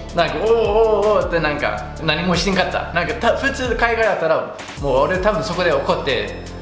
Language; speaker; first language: Japanese; non-native, fluent; English